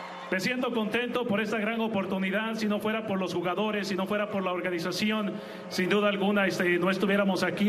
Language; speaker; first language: Spanish; native; Spanish